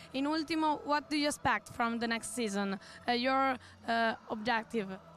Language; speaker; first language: English; non-native, learner; Italian